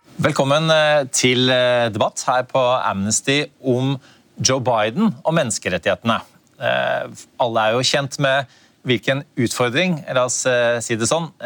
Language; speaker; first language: Norwegian; native; Norwegian